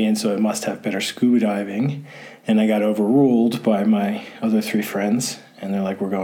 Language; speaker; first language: English; native; English